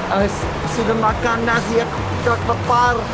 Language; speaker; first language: Indonesian; non-native, learner; English